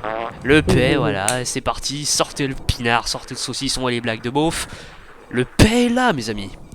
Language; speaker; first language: French; native; French